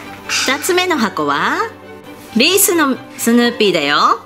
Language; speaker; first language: Japanese; native; Japanese